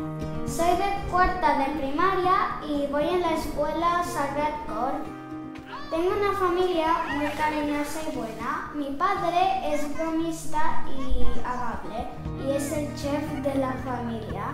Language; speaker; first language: Spanish; early bilingual, other home language; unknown